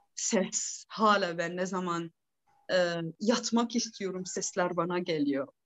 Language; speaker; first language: Turkish; non-native, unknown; Arabic